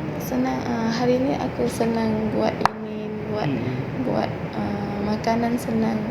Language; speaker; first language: Indonesian; non-native, learner; Malay